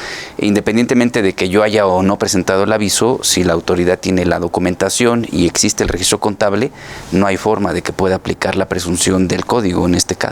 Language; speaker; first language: Spanish; native; Spanish